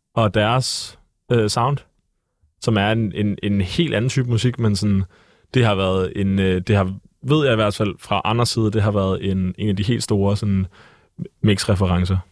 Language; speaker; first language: Danish; native; Danish